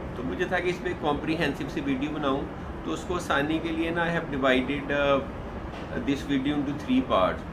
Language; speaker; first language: Urdu; non-native, local second language; Punjabi